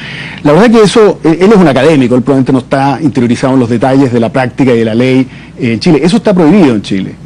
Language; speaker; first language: Spanish; native; Spanish